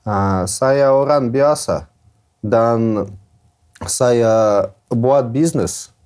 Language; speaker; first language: Indonesian; non-native, learner; Russian